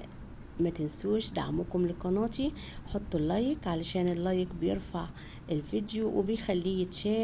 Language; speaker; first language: Arabic; native; Arabic